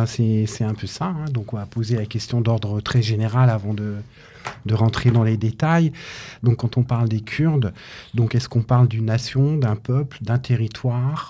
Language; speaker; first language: French; native; French